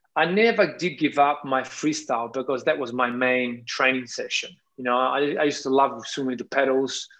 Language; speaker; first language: English; non-native, fluent; Italian